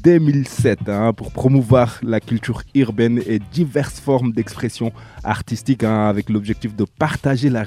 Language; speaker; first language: French; native; French